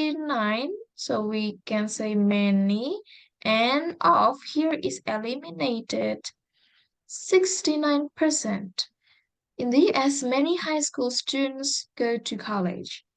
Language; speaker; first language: English; non-native, fluent; Indonesian